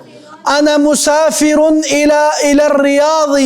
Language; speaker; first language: Arabic; non-native, fluent; Urdu